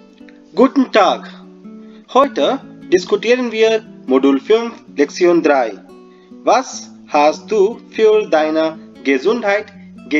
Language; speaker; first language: German; non-native, fluent; Hindi